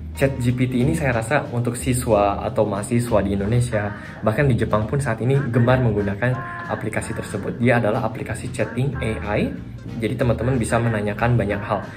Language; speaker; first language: Indonesian; native; Indonesian